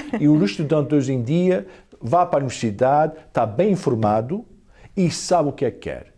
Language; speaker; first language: Portuguese; early bilingual, heritage; Portuguese